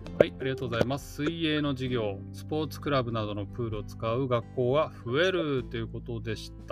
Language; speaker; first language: Japanese; native; Japanese